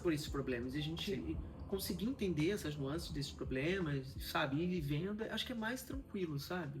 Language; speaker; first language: Portuguese; native; Portuguese